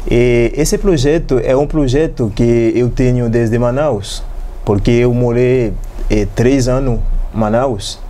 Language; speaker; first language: Portuguese; non-native, learner; Haitian Creole